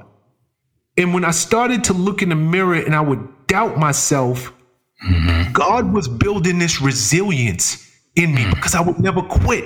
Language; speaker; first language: English; native; English